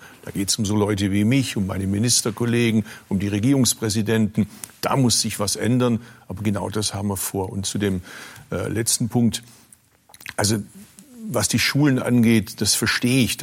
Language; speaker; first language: German; early bilingual, other home language; Turkish